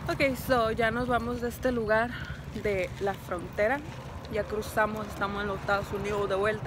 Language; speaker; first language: Spanish; early bilingual, heritage; Spanish